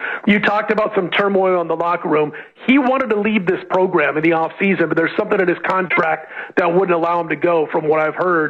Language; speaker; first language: English; native; English